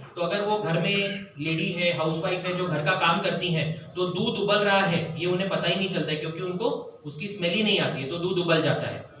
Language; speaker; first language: Hindi; non-native, local second language; Marathi